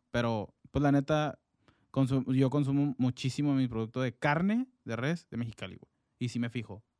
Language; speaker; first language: Spanish; native; Spanish